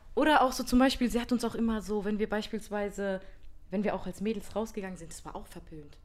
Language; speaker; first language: German; early bilingual, other home language; Berber languages